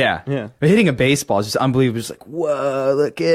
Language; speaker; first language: English; native; English